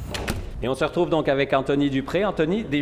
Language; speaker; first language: French; native; French